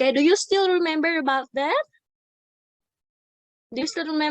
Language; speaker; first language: English; non-native, learner; Indonesian